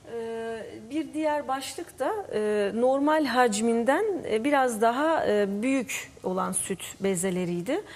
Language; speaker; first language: Turkish; native; Turkish